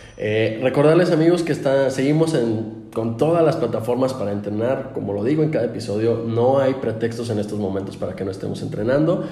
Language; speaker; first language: Spanish; native; Spanish